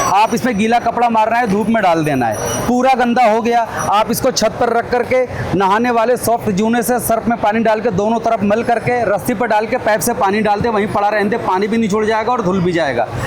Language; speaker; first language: Hindi; native; Hindi